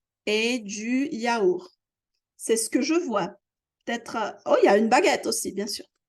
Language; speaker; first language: French; non-native, fluent; Portuguese